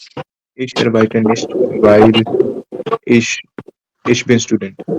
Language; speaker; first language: German; non-native, learner; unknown